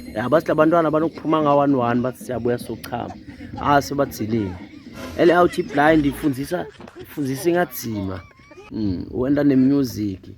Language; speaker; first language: Zulu; non-native, local second language; Swati